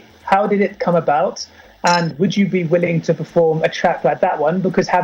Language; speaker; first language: English; non-native, local second language; Irish